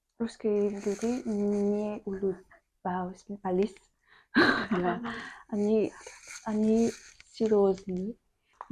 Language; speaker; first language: Russian; non-native, learner; Vietnamese